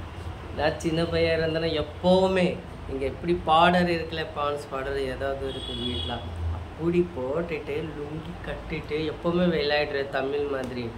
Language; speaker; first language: Tamil; non-native, fluent; Hindi